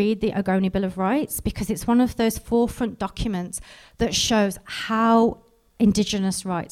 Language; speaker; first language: English; native; English